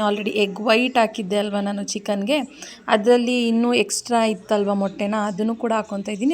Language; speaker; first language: Kannada; native; Kannada